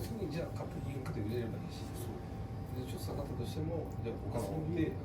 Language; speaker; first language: Japanese; native; Japanese